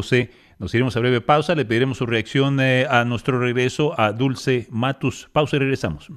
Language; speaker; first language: Spanish; native; Spanish